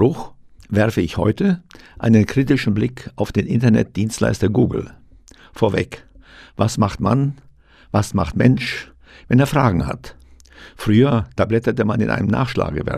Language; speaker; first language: German; native; German